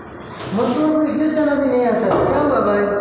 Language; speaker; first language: Hindi; non-native, learner; Bangla